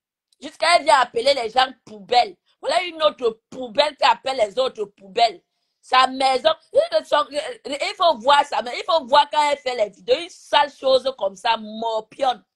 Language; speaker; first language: French; non-native, local second language; Lingala